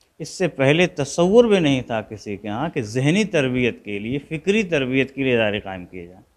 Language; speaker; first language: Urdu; native; Urdu